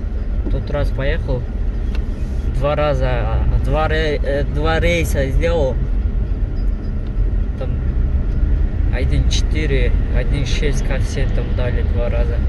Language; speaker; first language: Russian; non-native, learner; Kyrgyz